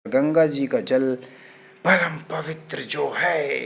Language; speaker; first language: Hindi; native; Hindi